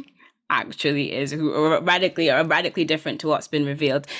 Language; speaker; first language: English; native; English